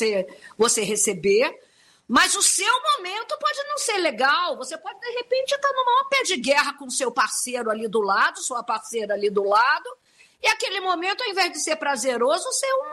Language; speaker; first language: Portuguese; native; Portuguese